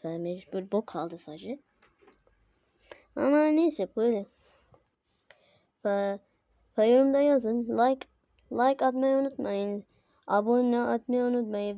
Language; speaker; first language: Turkish; non-native, learner; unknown